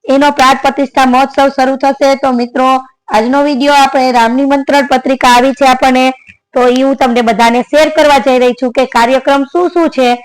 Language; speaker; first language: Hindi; non-native, local second language; Gujarati